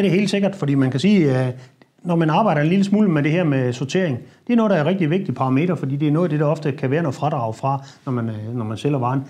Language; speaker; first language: Danish; native; Danish